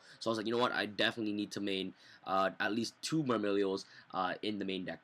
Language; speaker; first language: English; native; English